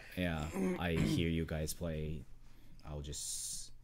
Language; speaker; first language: English; non-native, fluent; Japanese